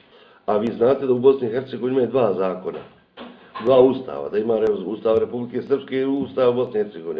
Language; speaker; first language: Bosnian; native; Bosnian